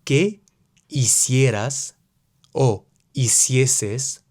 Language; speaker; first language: Spanish; non-native, fluent; French